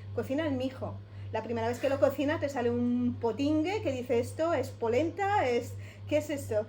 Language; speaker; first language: Spanish; non-native, fluent; Italian